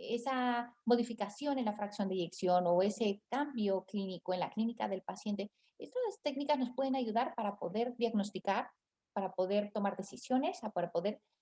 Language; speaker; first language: Spanish; native; Spanish